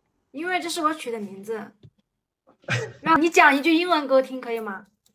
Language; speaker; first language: Chinese; native; Chinese